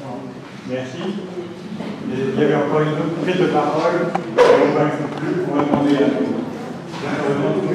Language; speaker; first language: French; native; French